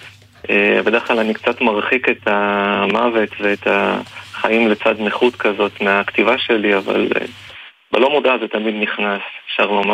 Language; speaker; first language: Hebrew; native; Hebrew